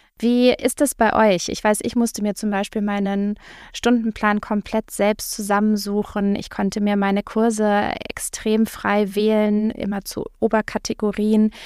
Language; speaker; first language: German; native; German